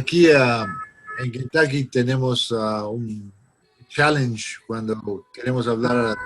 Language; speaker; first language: Spanish; non-native, fluent; English